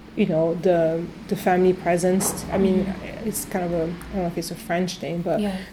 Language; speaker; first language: English; non-native, fluent; French